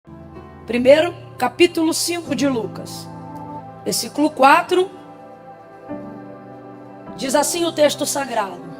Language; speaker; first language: Portuguese; native; Portuguese